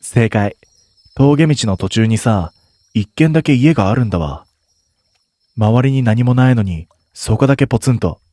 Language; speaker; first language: Japanese; native; Japanese